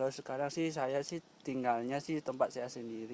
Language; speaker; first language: Indonesian; non-native, local second language; Balinese